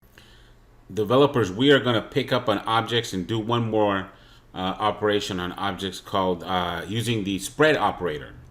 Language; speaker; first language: English; native; English